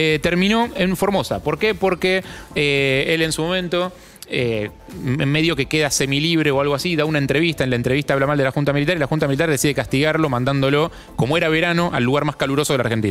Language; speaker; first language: Spanish; native; Spanish